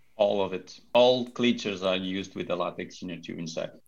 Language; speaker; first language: English; non-native, fluent; Portuguese